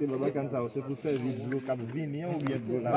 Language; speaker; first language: French; non-native, local second language; Haitian Creole